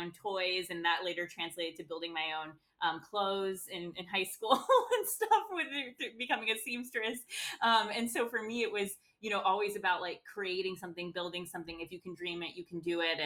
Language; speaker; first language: English; native; English